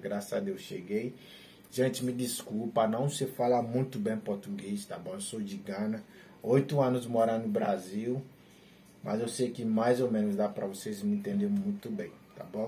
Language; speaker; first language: Portuguese; non-native, learner; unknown